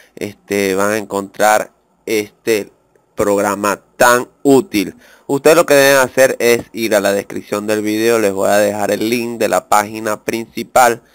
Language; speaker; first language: Spanish; native; Spanish